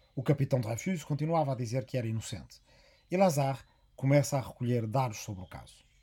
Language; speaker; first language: Portuguese; native; Portuguese